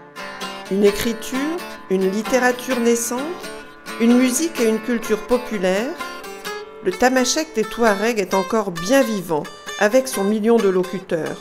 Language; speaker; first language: French; native; French